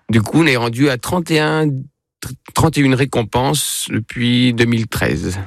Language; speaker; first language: French; native; French